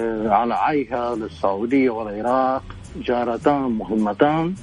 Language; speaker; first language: Arabic; non-native, fluent; Japanese